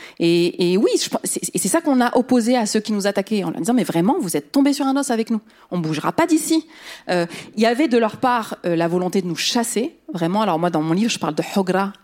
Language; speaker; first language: French; early bilingual, other home language; Riffian